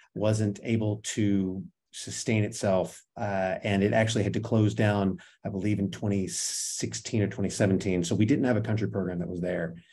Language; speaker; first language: English; native; English